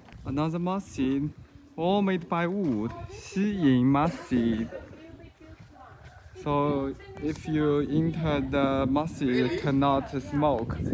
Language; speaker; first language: English; non-native, learner; Chinese